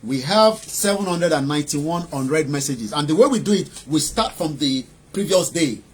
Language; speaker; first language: English; non-native, local second language; Yoruba